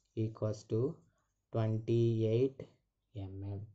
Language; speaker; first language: English; non-native, local second language; Telugu